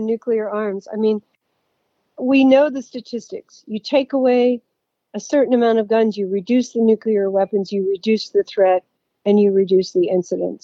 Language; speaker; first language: English; native; English